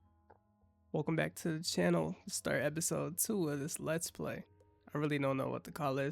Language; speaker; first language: English; native; English